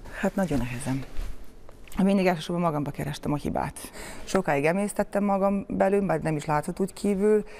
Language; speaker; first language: Hungarian; non-native, fluent; Serbian